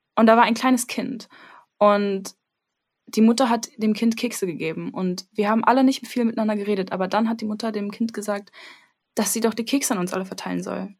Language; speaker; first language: German; early bilingual, other home language; Armenian